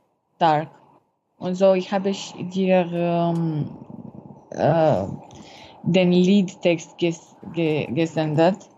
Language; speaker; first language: German; non-native, learner; French